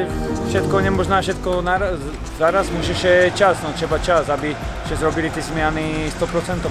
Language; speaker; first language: Polish; non-native, learner; Slovak